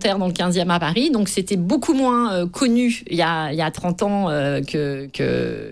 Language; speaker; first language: French; native; French